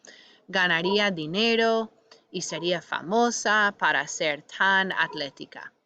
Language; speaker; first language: Spanish; non-native, fluent; English